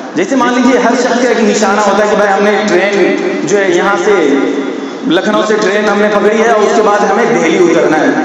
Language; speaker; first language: Urdu; non-native, local second language; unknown